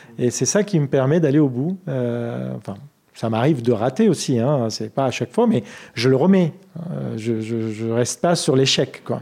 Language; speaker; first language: French; non-native, fluent; Armenian